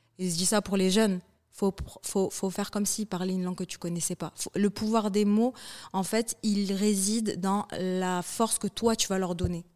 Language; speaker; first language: French; early bilingual, other home language; Arabic